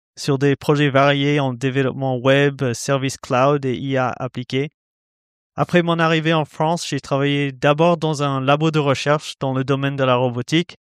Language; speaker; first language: French; non-native, fluent; English